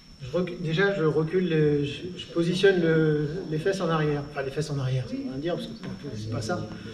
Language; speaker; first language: French; native; French